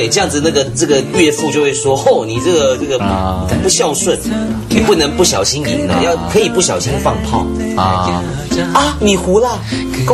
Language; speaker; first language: Chinese; native; Chinese